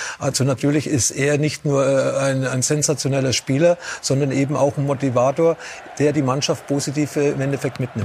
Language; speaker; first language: German; native; German